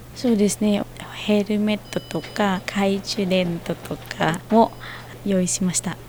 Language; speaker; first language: Japanese; non-native, fluent; Indonesian